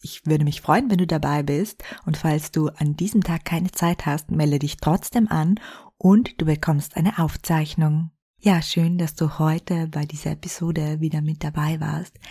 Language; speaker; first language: German; native; German